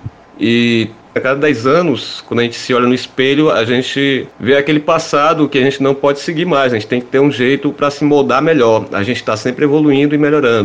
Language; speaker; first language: Portuguese; native; Portuguese